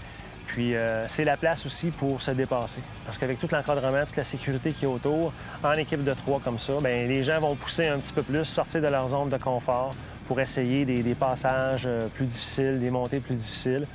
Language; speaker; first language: French; native; French